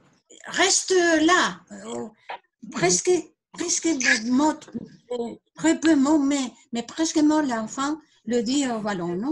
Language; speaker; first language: French; non-native, learner; Spanish